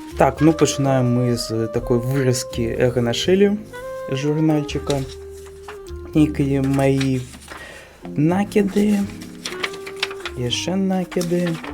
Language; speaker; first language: Belarusian; non-native, local second language; Russian